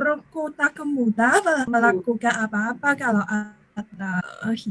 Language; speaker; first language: Indonesian; non-native, learner; Chinese